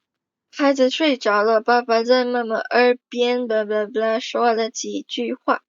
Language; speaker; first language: Chinese; non-native, fluent; Indonesian